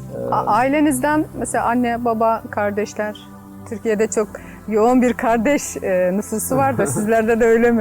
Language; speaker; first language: Turkish; native; Turkish